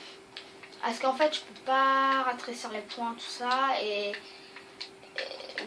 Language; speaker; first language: French; native; French